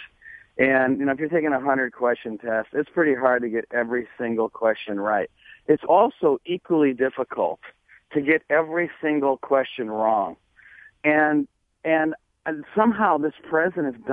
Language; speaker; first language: English; native; English